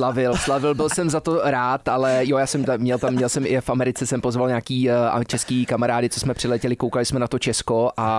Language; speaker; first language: Czech; early bilingual, heritage; Czech